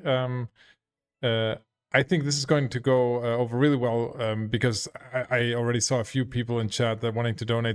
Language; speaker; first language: English; non-native, fluent; German